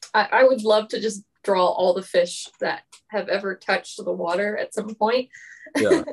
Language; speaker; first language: English; native; English